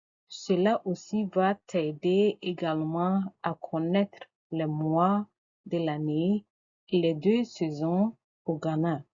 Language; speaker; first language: French; non-native, fluent; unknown